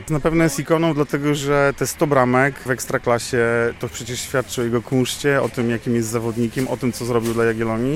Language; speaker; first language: Polish; native; Polish